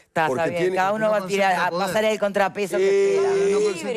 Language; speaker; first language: Spanish; native; Spanish